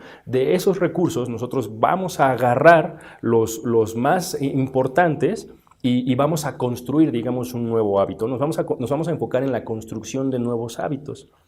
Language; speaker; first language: Spanish; native; Spanish